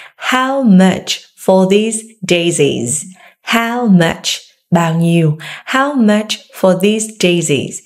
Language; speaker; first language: English; non-native, fluent; Vietnamese